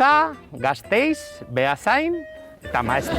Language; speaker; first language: Basque; non-native, local second language; Spanish